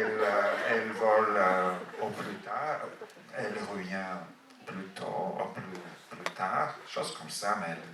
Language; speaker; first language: French; non-native, fluent; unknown